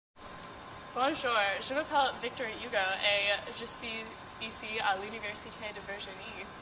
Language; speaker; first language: French; non-native, learner; English